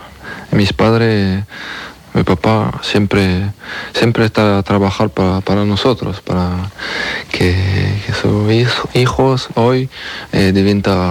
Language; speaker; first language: Spanish; non-native, learner; French